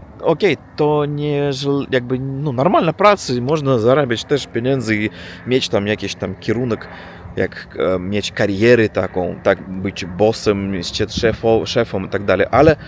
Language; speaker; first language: Polish; non-native, learner; Russian